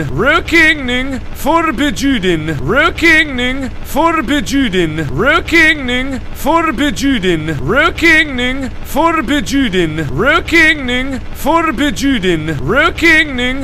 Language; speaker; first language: Swedish; non-native, learner; English